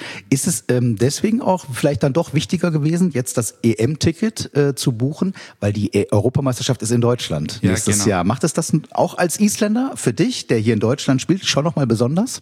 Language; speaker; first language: German; native; German